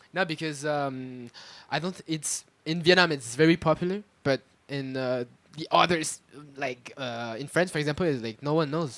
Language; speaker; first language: English; non-native, fluent; French